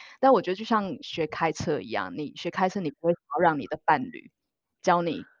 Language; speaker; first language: Chinese; native; Chinese